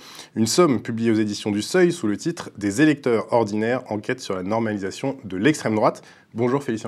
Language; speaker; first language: French; native; French